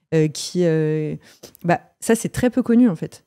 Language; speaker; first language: French; native; French